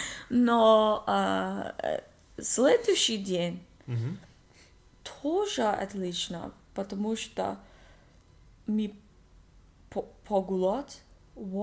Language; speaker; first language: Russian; non-native, learner; English